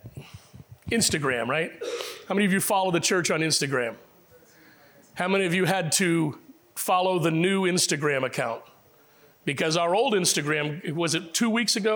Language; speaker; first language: English; native; English